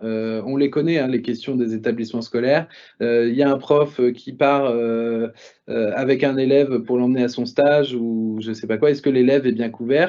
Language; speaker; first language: French; native; French